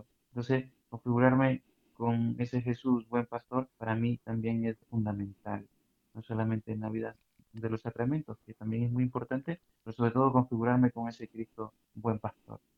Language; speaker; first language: Spanish; native; Spanish